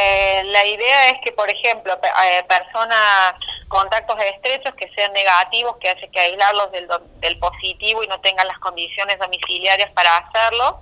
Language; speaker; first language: Spanish; native; Spanish